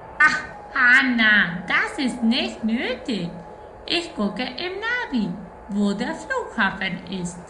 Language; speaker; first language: German; non-native, fluent; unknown